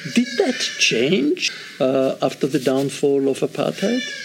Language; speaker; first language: English; non-native, fluent; German